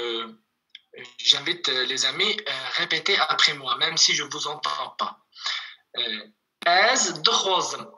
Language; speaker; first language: French; non-native, fluent; Kurdish